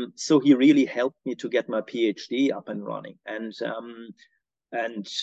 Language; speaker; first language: English; non-native, fluent; German